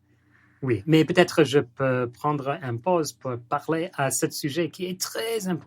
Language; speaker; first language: French; non-native, learner; English